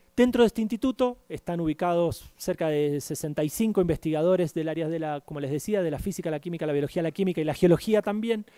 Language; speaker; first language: Spanish; native; Spanish